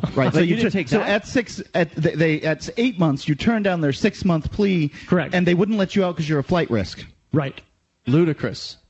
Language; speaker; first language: English; native; English